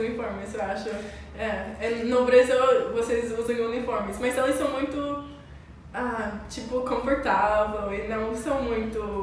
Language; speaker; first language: Portuguese; non-native, learner; English